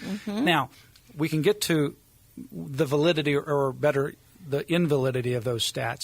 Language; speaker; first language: English; native; English